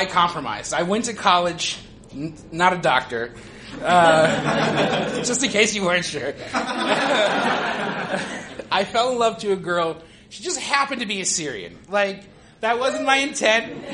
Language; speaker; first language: English; native; English